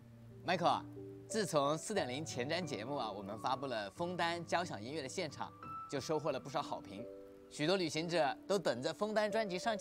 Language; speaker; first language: Chinese; native; Chinese